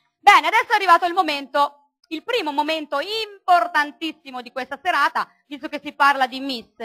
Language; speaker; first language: Italian; native; Italian